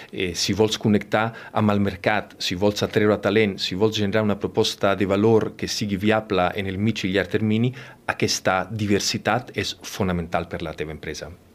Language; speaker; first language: Catalan; non-native, fluent; Italian